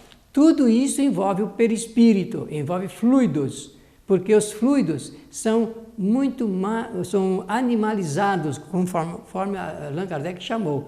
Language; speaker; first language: Portuguese; native; Portuguese